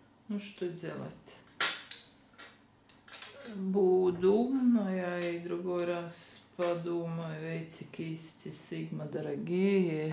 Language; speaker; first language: Russian; non-native, learner; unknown